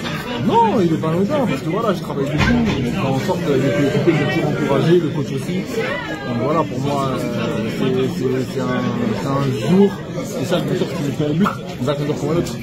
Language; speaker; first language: French; native; French